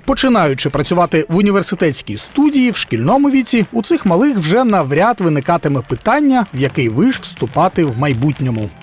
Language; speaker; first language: Ukrainian; native; Ukrainian